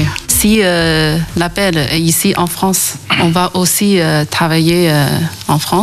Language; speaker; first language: French; non-native, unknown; Chinese